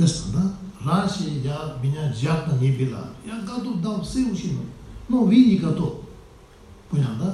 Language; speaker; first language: Russian; non-native, learner; Tibetan